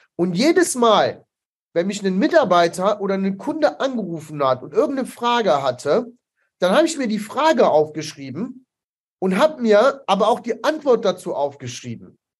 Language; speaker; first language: German; early bilingual, other home language; Italian